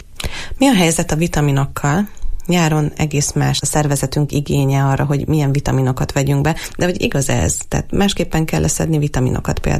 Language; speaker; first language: Hungarian; native; Hungarian